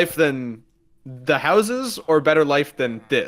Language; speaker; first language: English; native; English